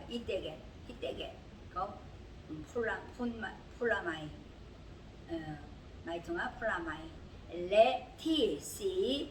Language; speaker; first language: Thai; non-native, learner; Korean